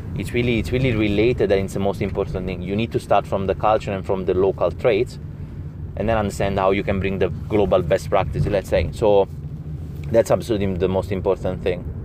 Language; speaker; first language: English; non-native, fluent; Italian